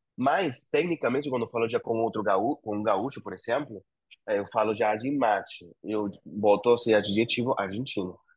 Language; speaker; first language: Portuguese; non-native, fluent; Spanish